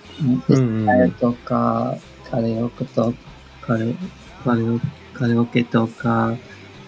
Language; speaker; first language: Japanese; non-native, learner; English